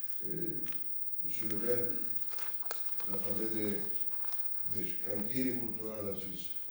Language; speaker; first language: French; non-native, learner; Italian